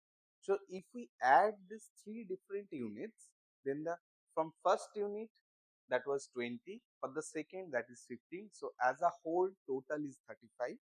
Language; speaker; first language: English; non-native, local second language; Bangla